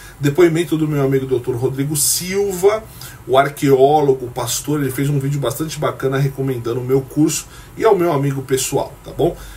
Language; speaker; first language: Portuguese; native; Portuguese